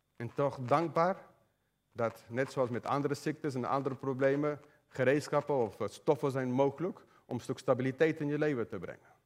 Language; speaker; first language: Dutch; non-native, fluent; Spanish